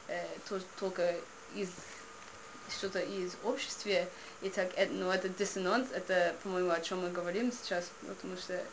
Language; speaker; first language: Russian; non-native, learner; English